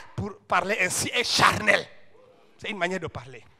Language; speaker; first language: French; non-native, local second language; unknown